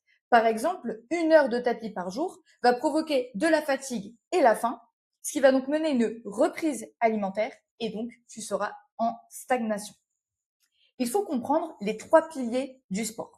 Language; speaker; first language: French; native; French